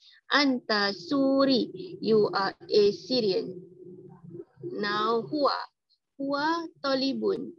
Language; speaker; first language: English; non-native, learner; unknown